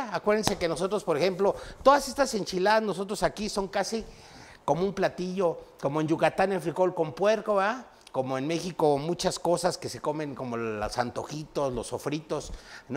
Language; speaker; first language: Spanish; native; Spanish